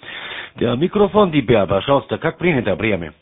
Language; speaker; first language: Russian; non-native, learner; German